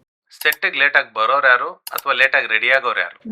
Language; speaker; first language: Kannada; native; Kannada